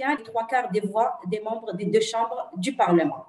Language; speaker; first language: French; non-native, local second language; Arabic